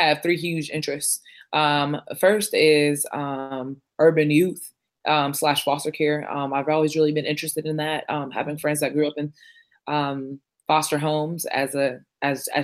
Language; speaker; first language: English; non-native, local second language; Shona